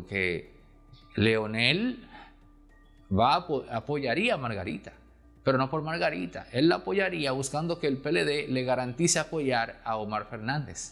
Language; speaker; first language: Spanish; native; Spanish